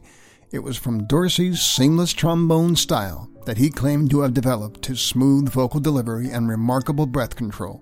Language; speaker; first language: English; native; English